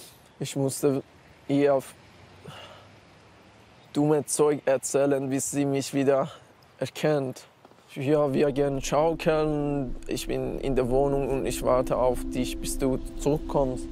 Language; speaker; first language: German; non-native, learner; Persian